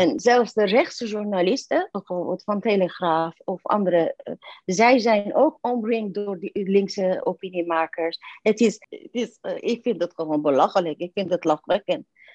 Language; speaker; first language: Dutch; non-native, fluent; Persian